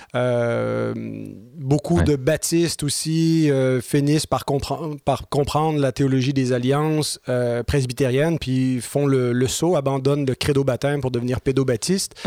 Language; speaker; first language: French; native; French